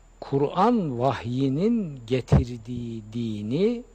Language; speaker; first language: Turkish; native; Turkish